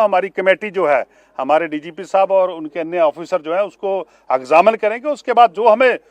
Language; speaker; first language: Hindi; non-native, local second language; Punjabi